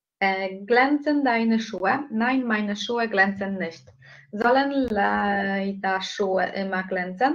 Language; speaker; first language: German; non-native, learner; Polish